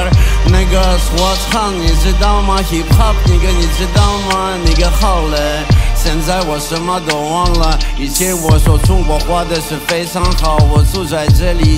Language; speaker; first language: Chinese; non-native, learner; Russian